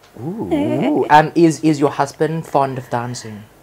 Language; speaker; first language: English; non-native, fluent; Thai